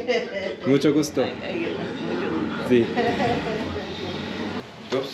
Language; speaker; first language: Spanish; non-native, learner; Korean